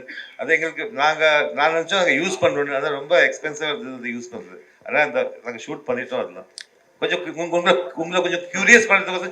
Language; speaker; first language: Tamil; early bilingual, heritage; Tamil